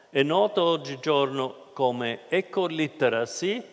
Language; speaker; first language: Italian; non-native, fluent; German